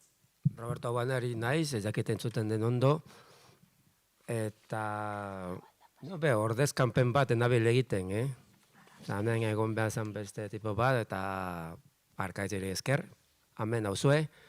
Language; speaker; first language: Basque; non-native, learner; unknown